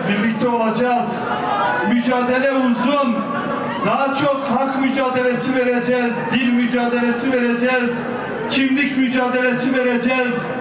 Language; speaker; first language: Turkish; non-native, local second language; Kurdish